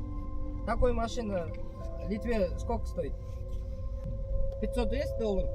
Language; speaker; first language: Russian; non-native, local second language; Kazakh